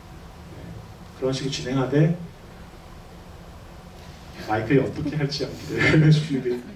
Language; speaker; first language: Korean; native; Korean